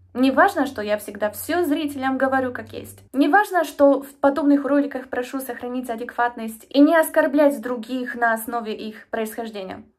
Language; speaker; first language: Russian; non-native, fluent; Polish